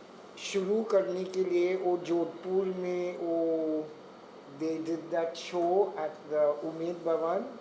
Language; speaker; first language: Hindi; non-native, local second language; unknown